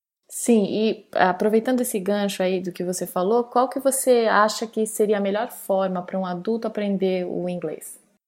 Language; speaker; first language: Portuguese; native; Portuguese